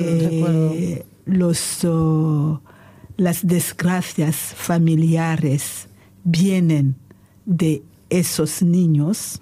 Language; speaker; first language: Spanish; non-native, fluent; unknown